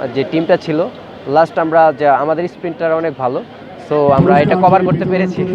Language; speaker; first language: Bangla; native; Bangla